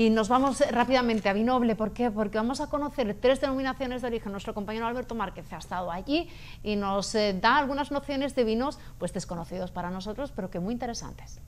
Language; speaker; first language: Spanish; native; Spanish